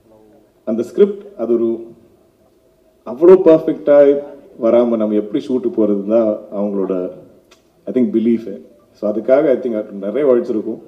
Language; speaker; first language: Tamil; non-native, local second language; Malayalam